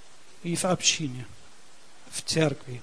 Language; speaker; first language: Russian; early bilingual, heritage; Russian